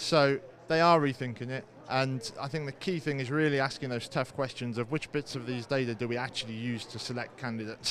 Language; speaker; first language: English; native; English